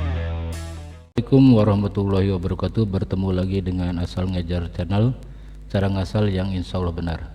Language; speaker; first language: Indonesian; native; Indonesian